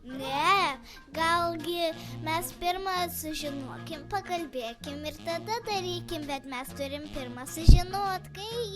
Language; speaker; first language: Lithuanian; early bilingual, heritage; Lithuanian